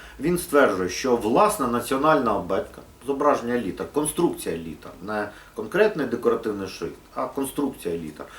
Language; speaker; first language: Ukrainian; non-native, local second language; Russian